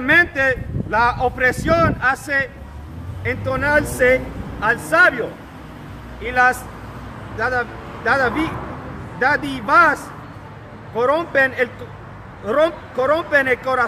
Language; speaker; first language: Spanish; early bilingual, heritage; Spanish